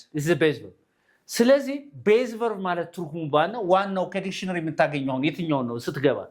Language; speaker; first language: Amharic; native; Amharic